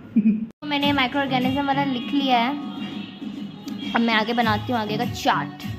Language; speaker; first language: Hindi; native; Hindi